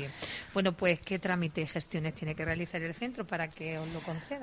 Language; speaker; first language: Spanish; native; Spanish